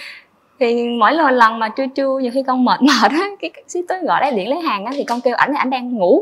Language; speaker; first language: Vietnamese; native; Vietnamese